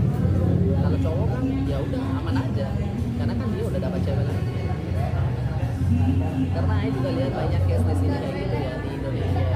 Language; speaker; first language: Indonesian; non-native, fluent; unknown